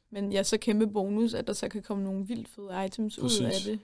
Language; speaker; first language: Danish; native; Danish